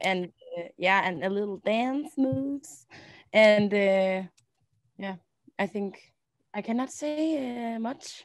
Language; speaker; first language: English; non-native, learner; Danish